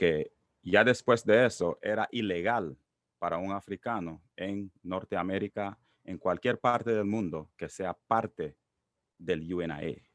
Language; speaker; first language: Spanish; non-native, local second language; English